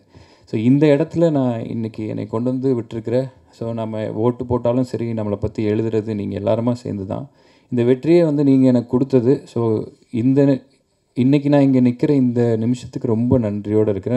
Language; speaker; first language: Tamil; native; Tamil